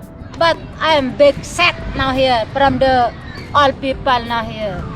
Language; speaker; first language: English; non-native, learner; Sasak